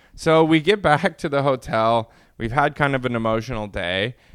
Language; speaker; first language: English; native; English